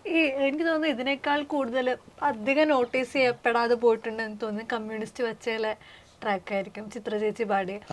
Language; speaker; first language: Malayalam; native; Malayalam